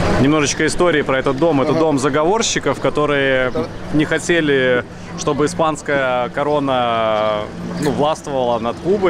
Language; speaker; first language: Russian; native; Russian